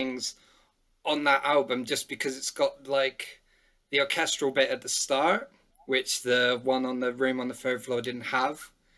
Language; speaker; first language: English; native; English